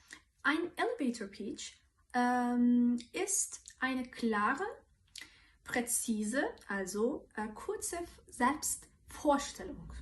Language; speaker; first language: German; non-native, fluent; Turkish